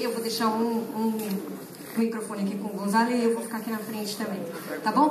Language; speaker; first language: Portuguese; native; Portuguese